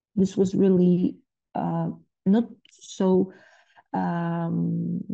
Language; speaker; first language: English; non-native, fluent; Polish